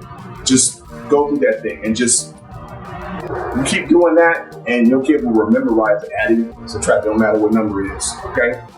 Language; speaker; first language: English; native; English